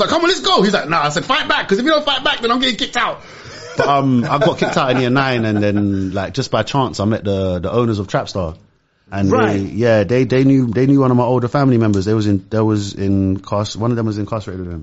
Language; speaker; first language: English; non-native, local second language; Arabic